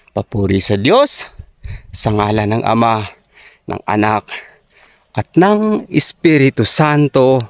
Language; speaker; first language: Filipino; non-native, local second language; Cebuano